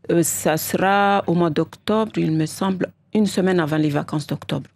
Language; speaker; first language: French; non-native, local second language; Comorian